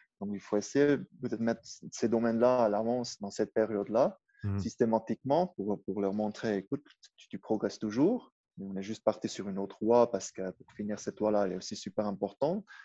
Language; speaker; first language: French; non-native, local second language; Swiss German